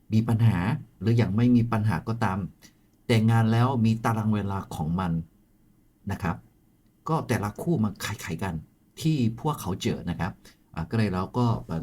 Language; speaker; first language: Thai; non-native, fluent; Korean